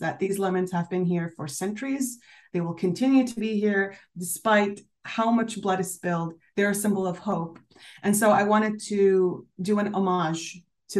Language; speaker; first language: English; native; English